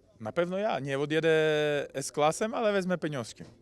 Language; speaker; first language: Polish; non-native, learner; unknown